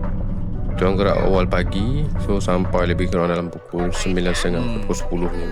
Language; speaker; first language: Malay; native; Malay